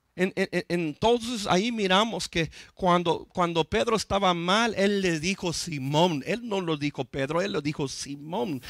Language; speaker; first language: Spanish; non-native, fluent; English